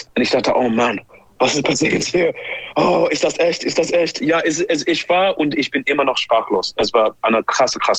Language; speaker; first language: German; non-native, fluent; English